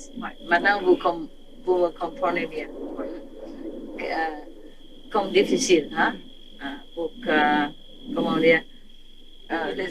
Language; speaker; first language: French; non-native, learner; Vietnamese